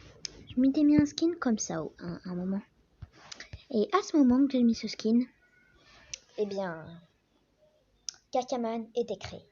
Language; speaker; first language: French; native; French